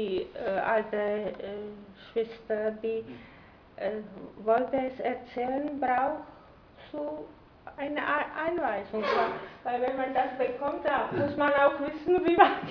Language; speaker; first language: German; non-native, fluent; Czech